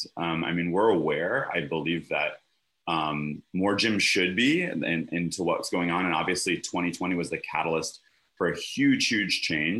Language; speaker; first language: English; native; English